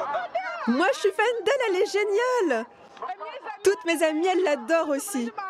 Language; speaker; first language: French; non-native, learner; Portuguese